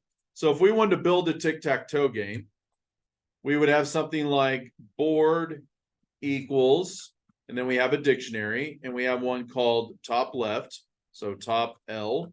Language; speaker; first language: English; native; English